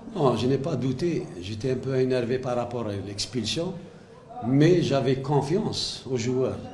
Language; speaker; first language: French; non-native, local second language; Arabic